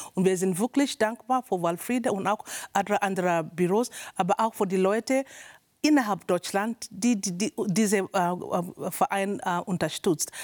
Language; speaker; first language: German; non-native, learner; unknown